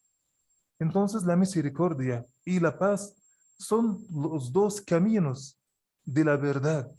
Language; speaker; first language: Spanish; non-native, fluent; Arabic